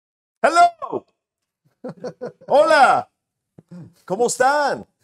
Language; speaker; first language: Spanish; native; Spanish